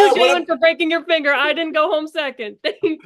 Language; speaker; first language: English; native; English